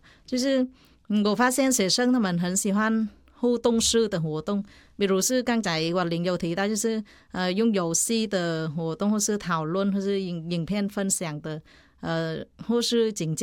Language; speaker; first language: Chinese; non-native, fluent; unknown